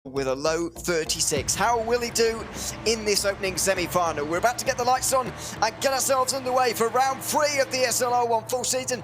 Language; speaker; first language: English; native; English